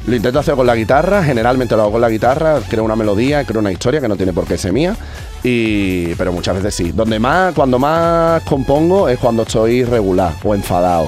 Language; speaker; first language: Spanish; native; Spanish